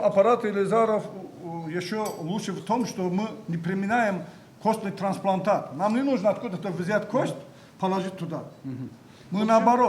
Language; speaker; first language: Russian; native; Russian